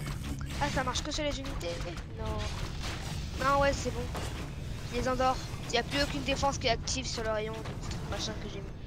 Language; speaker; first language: French; native; French